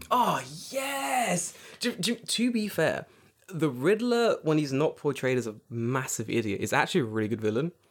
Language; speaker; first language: English; native; English